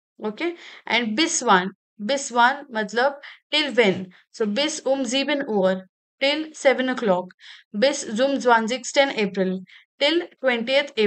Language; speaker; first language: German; non-native, fluent; Hindi